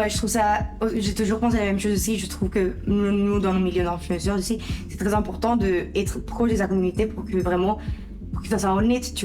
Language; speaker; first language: French; native; French